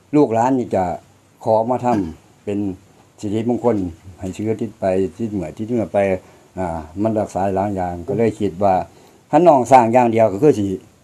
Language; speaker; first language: Thai; native; Thai